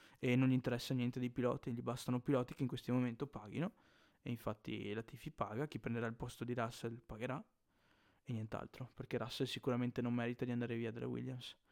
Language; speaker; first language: Italian; native; Italian